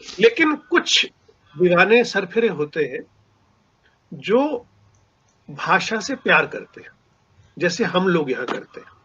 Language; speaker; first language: Hindi; non-native, local second language; Punjabi